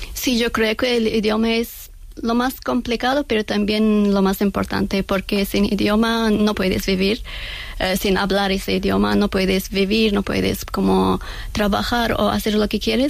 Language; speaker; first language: Spanish; non-native, learner; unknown